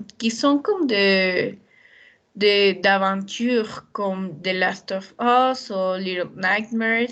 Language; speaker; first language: French; non-native, learner; Spanish